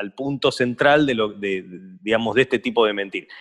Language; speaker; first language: Spanish; native; Spanish